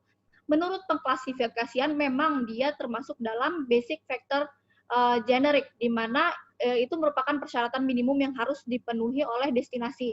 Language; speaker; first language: Indonesian; native; Indonesian